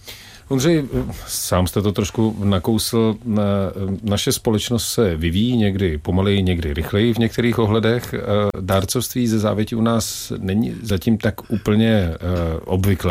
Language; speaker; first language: Czech; native; Czech